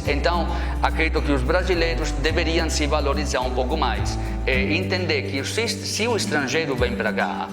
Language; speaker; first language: Portuguese; non-native, fluent; Italian